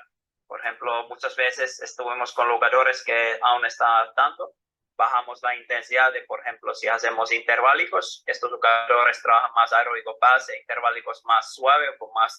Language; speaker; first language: Spanish; non-native, fluent; Finnish